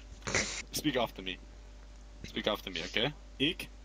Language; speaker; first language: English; non-native, fluent; German